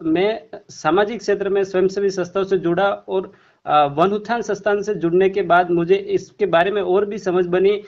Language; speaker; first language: Hindi; native; Hindi